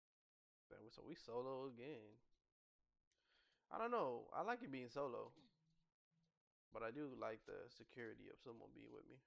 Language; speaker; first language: English; native; English